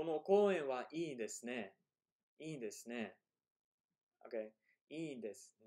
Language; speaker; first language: Japanese; non-native, fluent; English